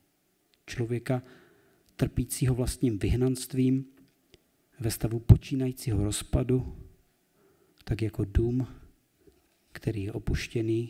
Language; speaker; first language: Czech; native; Czech